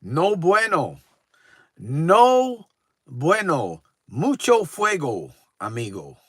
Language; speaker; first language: Spanish; non-native, learner; English